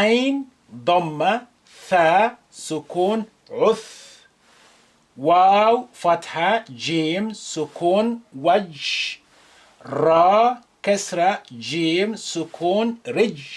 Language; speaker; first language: Arabic; non-native, fluent; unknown